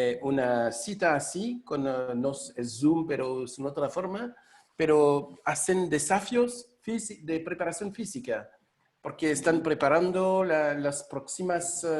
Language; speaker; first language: Spanish; non-native, fluent; French